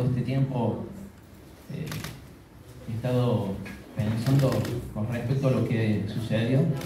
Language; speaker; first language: Spanish; native; Spanish